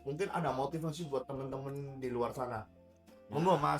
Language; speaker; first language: Indonesian; native; Indonesian